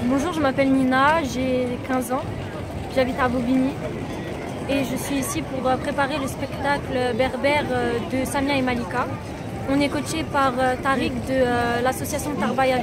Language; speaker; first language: French; early bilingual, other home language; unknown